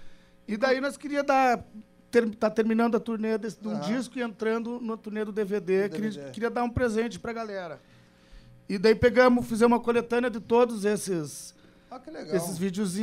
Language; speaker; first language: Portuguese; native; Portuguese